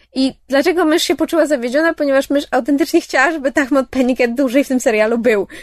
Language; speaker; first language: Polish; early bilingual, heritage; English